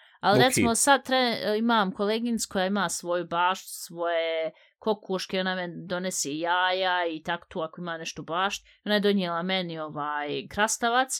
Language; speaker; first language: Bosnian; early bilingual, heritage; Bosnian